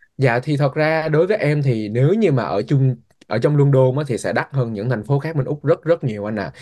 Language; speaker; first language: Vietnamese; native; Vietnamese